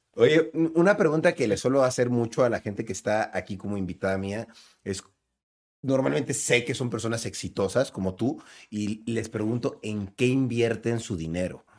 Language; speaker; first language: Spanish; native; Spanish